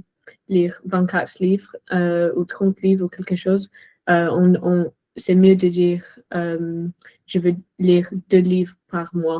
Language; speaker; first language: French; non-native, fluent; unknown